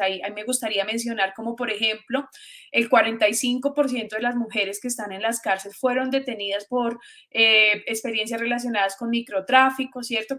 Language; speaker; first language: Spanish; native; Spanish